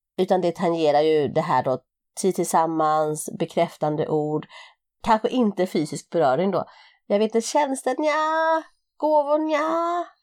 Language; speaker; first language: Swedish; native; Swedish